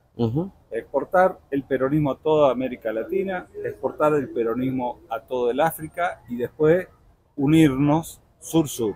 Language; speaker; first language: Spanish; native; Spanish